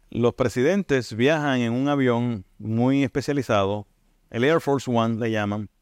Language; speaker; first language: Spanish; native; Spanish